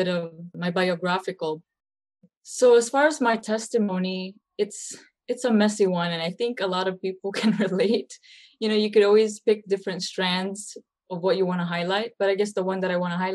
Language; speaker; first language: English; early bilingual, other home language; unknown